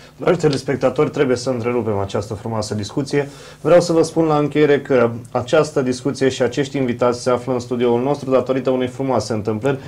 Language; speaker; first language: Romanian; native; Romanian